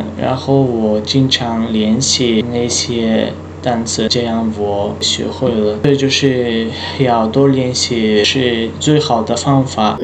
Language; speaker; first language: Chinese; non-native, learner; Tajik